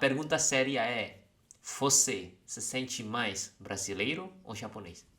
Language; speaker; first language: Portuguese; non-native, learner; Indonesian